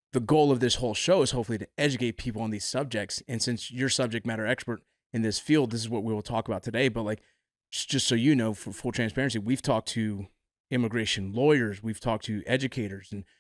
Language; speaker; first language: English; native; English